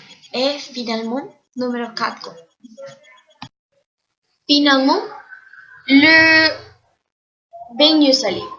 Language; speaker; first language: French; non-native, learner; Spanish